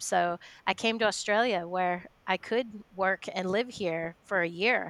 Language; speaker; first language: English; native; English